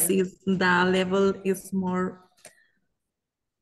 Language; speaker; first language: English; non-native, learner; Spanish